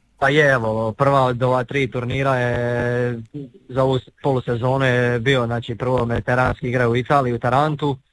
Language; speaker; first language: Croatian; native; Croatian